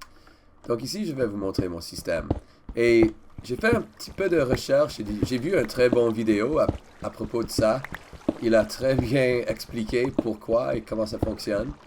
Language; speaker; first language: French; non-native, learner; English